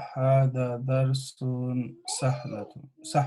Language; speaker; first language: Arabic; non-native, learner; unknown